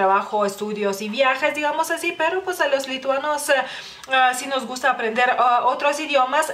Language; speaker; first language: Spanish; non-native, fluent; Lithuanian